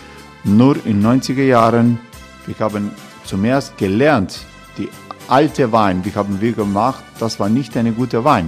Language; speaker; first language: German; non-native, learner; Croatian